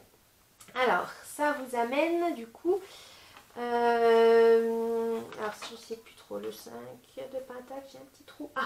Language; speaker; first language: French; native; French